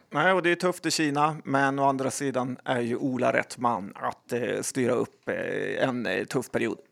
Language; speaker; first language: Swedish; native; Swedish